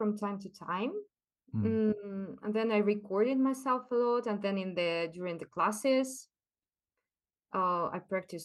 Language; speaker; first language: English; non-native, fluent; Russian